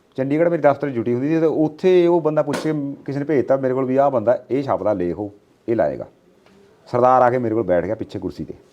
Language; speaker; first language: Punjabi; native; Punjabi